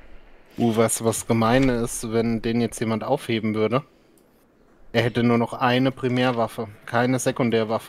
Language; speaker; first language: German; native; German